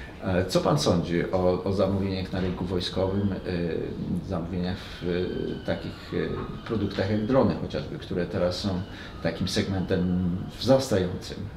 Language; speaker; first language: Polish; native; Polish